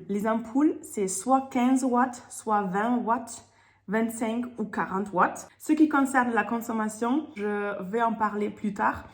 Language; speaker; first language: French; non-native, fluent; German